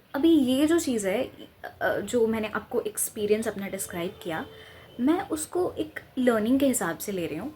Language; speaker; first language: Hindi; non-native, local second language; Bangla